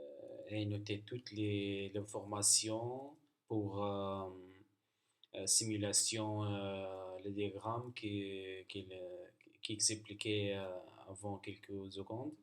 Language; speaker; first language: French; non-native, learner; Arabic